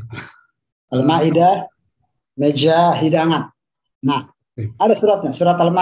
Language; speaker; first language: Indonesian; native; Indonesian